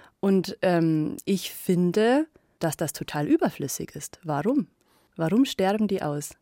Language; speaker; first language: German; native; German